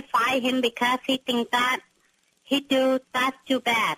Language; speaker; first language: English; non-native, learner; Vietnamese